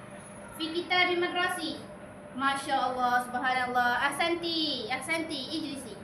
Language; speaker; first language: Arabic; non-native, learner; Malay